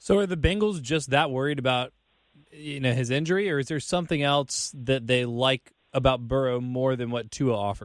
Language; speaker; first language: English; native; English